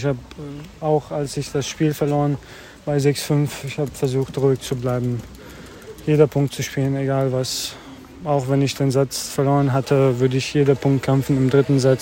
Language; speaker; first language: German; non-native, fluent; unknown